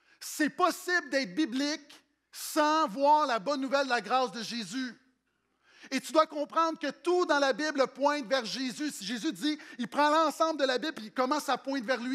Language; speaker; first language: French; native; French